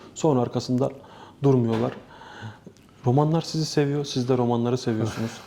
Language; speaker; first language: Turkish; native; Turkish